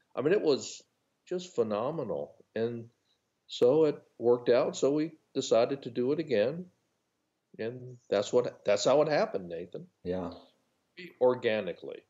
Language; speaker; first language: English; native; English